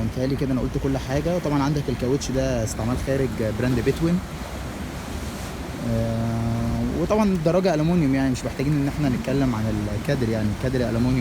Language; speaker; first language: Arabic; native; Arabic